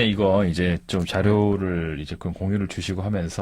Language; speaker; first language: Korean; native; Korean